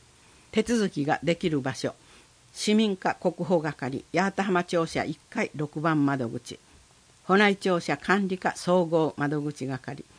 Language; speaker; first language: Japanese; native; Japanese